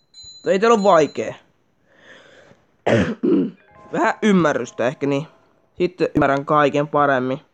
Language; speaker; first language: Finnish; native; Finnish